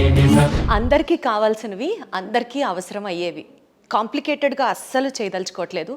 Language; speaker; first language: Telugu; native; Telugu